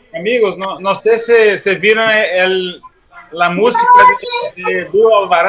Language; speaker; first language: Spanish; non-native, learner; Portuguese